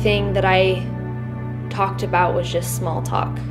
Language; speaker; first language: English; native; English